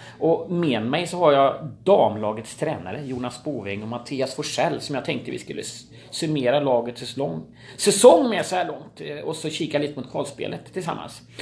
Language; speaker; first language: Swedish; native; Swedish